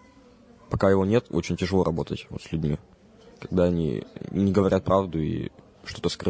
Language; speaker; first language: Russian; native; Russian